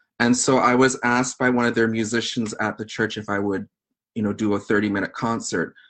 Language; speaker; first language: English; native; English